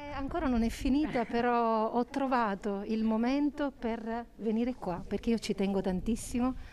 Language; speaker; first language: Italian; native; Italian